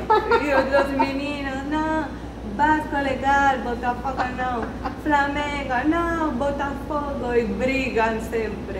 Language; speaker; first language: Portuguese; non-native, learner; Spanish